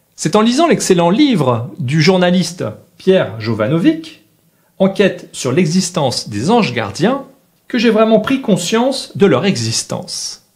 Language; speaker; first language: French; native; French